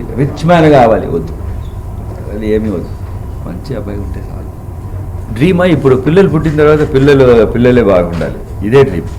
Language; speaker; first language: Telugu; non-native, learner; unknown